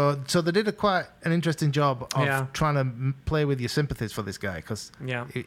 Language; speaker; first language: English; native; English